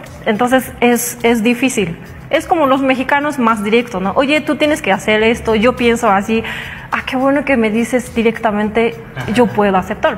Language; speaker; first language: Spanish; non-native, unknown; Japanese